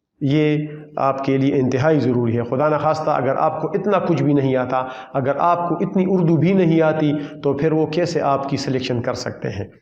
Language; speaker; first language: Urdu; non-native, local second language; Pashto